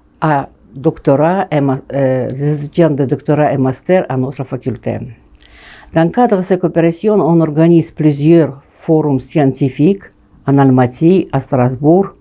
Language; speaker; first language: French; non-native, fluent; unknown